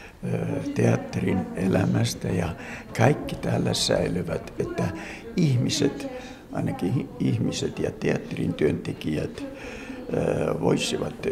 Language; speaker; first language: Finnish; non-native, local second language; Russian